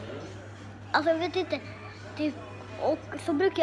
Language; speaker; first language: Swedish; early bilingual, other home language; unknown